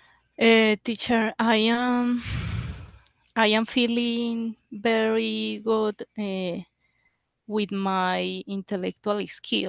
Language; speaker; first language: English; non-native, learner; Spanish